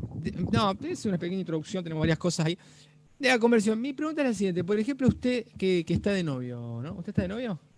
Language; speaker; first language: Spanish; native; Spanish